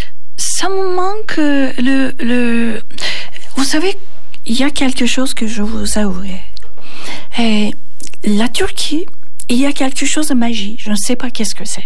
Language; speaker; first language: French; non-native, learner; Turkish